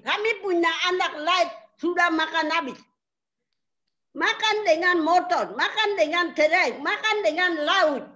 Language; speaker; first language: Indonesian; non-native, local second language; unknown